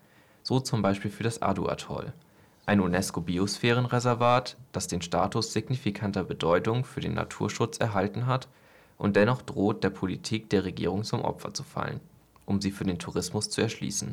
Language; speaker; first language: German; native; German